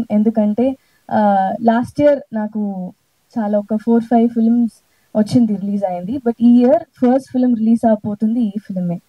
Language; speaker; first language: Telugu; non-native, learner; Tamil